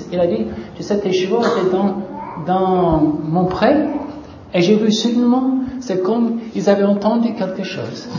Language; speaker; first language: French; non-native, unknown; English